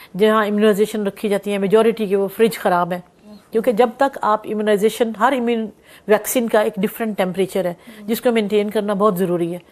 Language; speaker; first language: Urdu; non-native, local second language; Punjabi